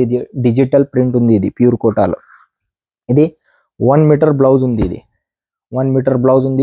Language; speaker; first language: Telugu; non-native, local second language; Urdu